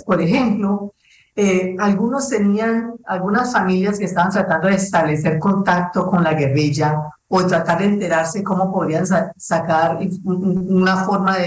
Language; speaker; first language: Spanish; native; Spanish